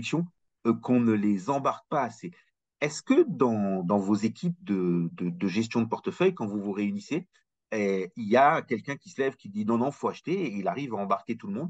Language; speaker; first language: French; native; French